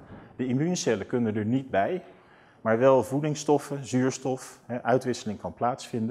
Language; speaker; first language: Dutch; native; Dutch